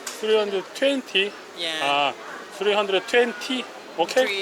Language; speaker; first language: English; non-native, learner; Korean